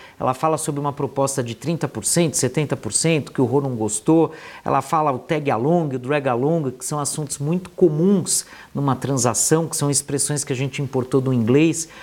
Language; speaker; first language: Portuguese; native; Portuguese